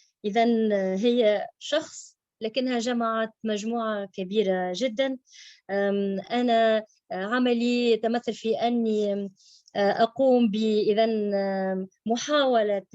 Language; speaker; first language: Arabic; native; Arabic